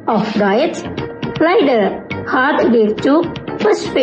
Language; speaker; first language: German; non-native, fluent; Indonesian